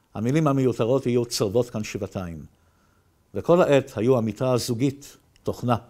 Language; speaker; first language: Hebrew; native; Hebrew